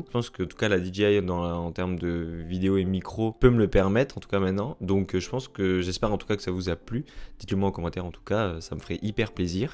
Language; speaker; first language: French; native; French